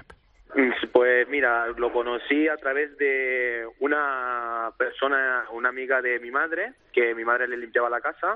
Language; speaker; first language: Spanish; native; Spanish